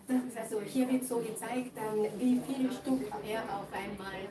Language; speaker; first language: German; non-native, fluent; Japanese